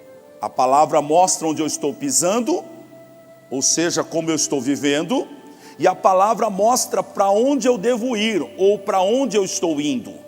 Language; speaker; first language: Portuguese; native; Portuguese